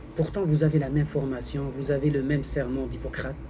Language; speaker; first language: French; non-native, local second language; Arabic